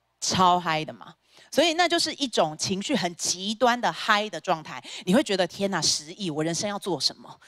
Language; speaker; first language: Chinese; native; Chinese